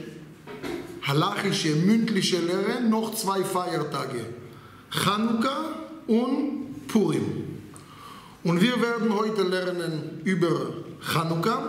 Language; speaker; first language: German; non-native, fluent; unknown